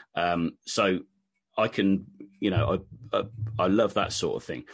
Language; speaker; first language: English; native; English